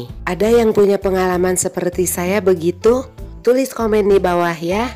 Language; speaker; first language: Indonesian; native; Indonesian